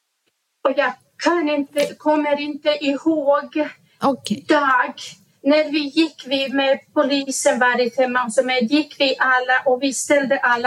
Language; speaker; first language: Swedish; non-native, learner; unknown